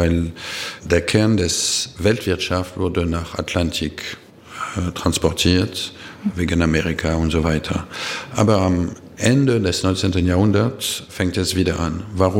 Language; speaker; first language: German; non-native, fluent; French